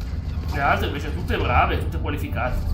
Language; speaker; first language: Italian; native; Italian